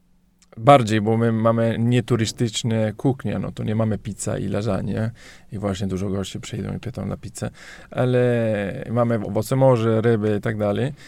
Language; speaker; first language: Polish; non-native, learner; Italian